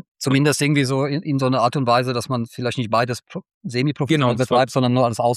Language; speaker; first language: German; native; German